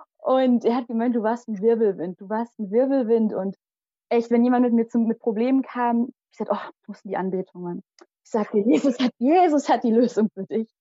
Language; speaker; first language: German; early bilingual, other home language; Malayalam